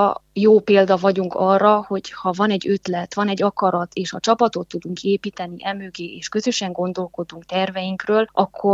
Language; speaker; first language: Hungarian; native; Hungarian